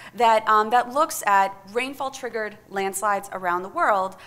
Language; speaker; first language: English; native; English